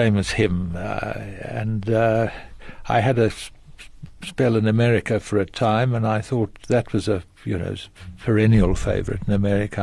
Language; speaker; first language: English; native; English